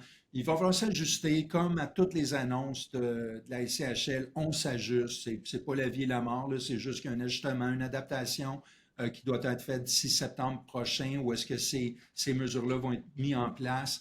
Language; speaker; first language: French; native; French